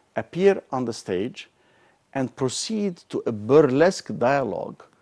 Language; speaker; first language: English; non-native, fluent; Arabic